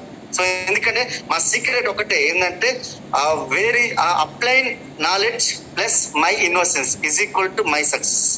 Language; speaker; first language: Telugu; native; Telugu